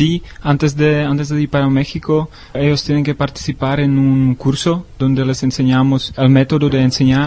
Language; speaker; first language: Spanish; non-native, learner; Czech